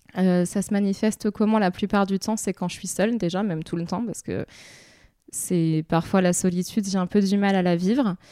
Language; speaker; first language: French; native; French